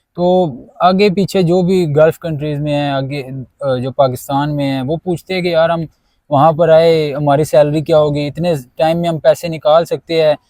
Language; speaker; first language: Urdu; non-native, local second language; Pashto